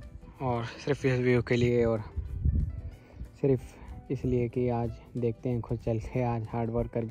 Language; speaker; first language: Hindi; native; Hindi